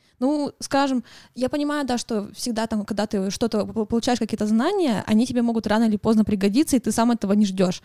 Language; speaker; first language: Russian; native; Russian